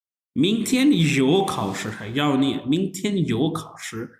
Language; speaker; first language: Chinese; non-native, fluent; Urdu